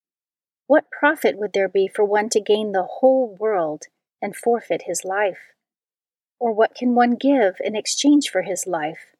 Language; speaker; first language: English; native; English